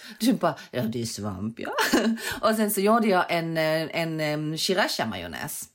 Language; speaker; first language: Swedish; early bilingual, other home language; Korean